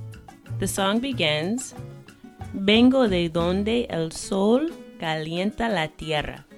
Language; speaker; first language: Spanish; non-native, fluent; English